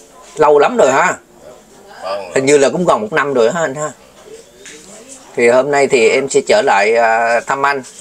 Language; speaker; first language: Vietnamese; native; Vietnamese